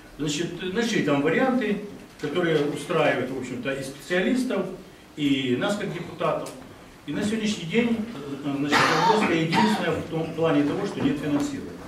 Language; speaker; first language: Russian; native; Russian